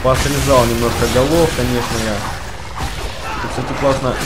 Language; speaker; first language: Russian; native; Russian